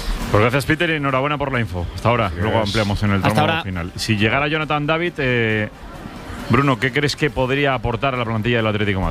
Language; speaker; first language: Spanish; native; Spanish